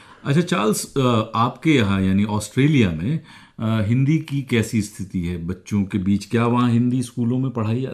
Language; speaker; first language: Hindi; native; Hindi